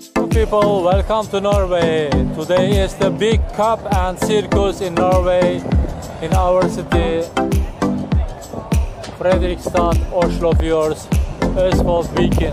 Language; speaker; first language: English; non-native, learner; Turkish